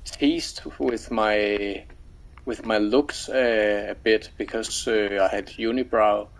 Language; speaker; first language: English; non-native, fluent; Danish